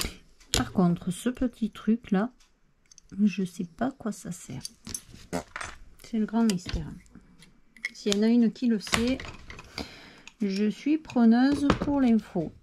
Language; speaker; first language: French; native; French